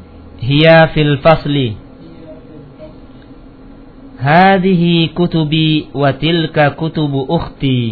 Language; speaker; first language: Arabic; non-native, fluent; Indonesian